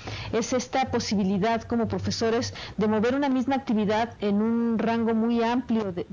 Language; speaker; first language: Spanish; native; Spanish